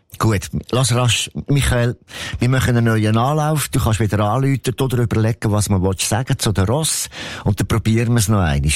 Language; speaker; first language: German; native; German